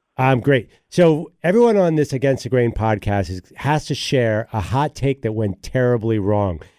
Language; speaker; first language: English; native; English